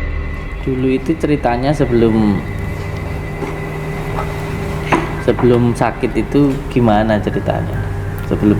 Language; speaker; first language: Indonesian; non-native, local second language; Javanese